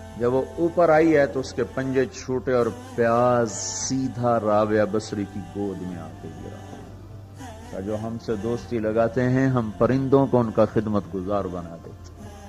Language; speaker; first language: Urdu; non-native, local second language; Punjabi